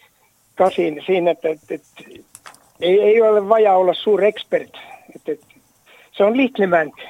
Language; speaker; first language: Estonian; non-native, learner; Finnish